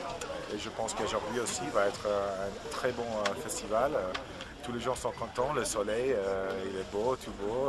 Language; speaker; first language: French; non-native, learner; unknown